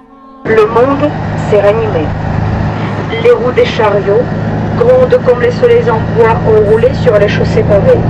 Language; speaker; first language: French; non-native, fluent; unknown